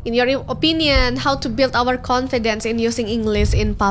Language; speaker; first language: English; non-native, learner; Indonesian